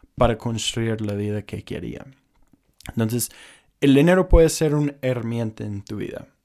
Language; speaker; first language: Spanish; non-native, fluent; English